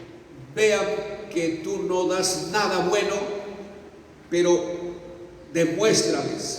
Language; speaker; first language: Spanish; native; Spanish